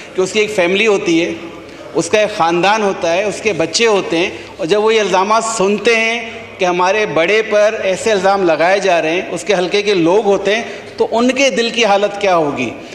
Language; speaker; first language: Urdu; native; Urdu